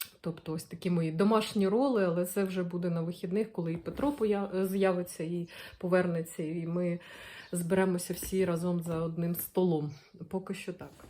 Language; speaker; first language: Ukrainian; non-native, local second language; Russian